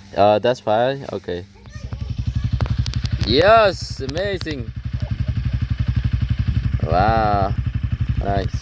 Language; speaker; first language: English; non-native, learner; Lao